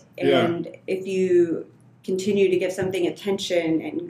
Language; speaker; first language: English; native; English